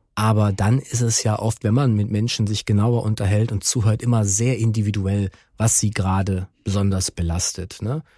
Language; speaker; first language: German; native; German